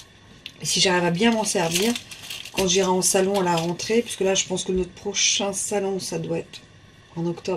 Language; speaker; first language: French; native; French